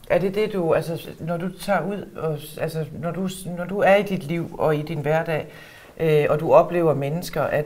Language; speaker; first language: Danish; native; Danish